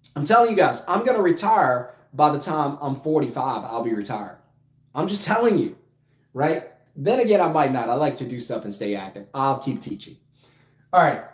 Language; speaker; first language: English; native; English